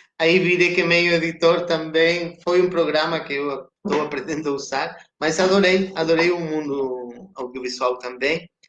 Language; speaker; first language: Portuguese; non-native, fluent; Spanish